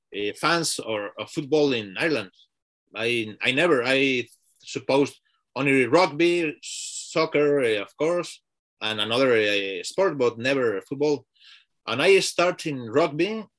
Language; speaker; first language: English; non-native, learner; Spanish